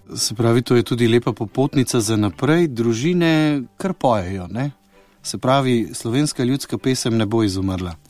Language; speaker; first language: Slovenian; native; Slovenian